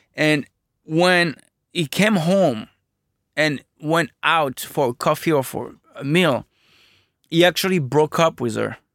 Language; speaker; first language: English; non-native, fluent; French